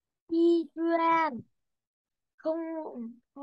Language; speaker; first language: Chinese; non-native, learner; Vietnamese